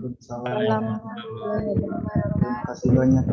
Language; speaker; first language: Indonesian; native; Indonesian